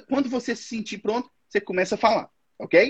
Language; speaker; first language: Portuguese; native; Portuguese